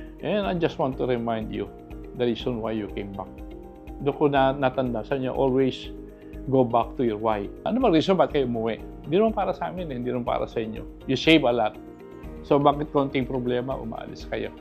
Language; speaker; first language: Filipino; native; Filipino